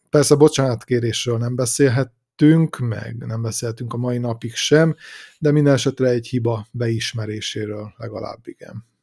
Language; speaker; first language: Hungarian; native; Hungarian